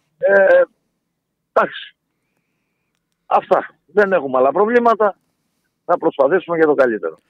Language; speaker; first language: Greek; native; Greek